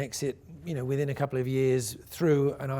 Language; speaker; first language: English; native; English